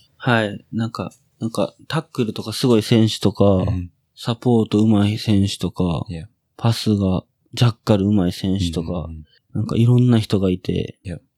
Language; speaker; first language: Japanese; native; Japanese